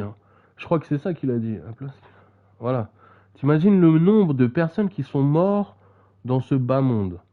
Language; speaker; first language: French; native; French